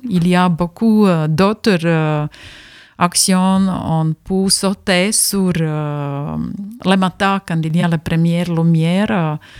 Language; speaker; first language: French; non-native, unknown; Latvian